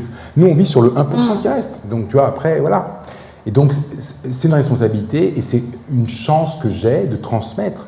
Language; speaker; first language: French; native; French